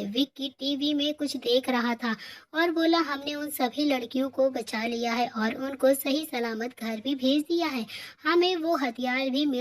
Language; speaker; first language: Hindi; native; Hindi